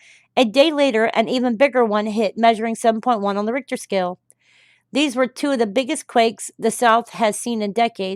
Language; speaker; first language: English; native; English